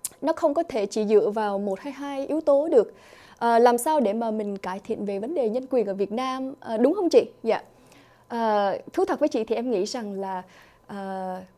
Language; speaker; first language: Vietnamese; early bilingual, other home language; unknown